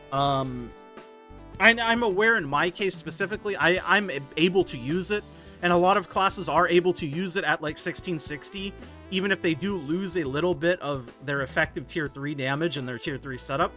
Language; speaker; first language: English; native; English